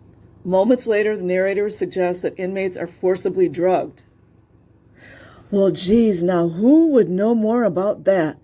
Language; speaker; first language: English; native; English